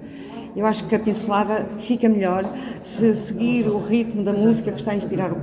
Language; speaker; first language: Portuguese; native; Portuguese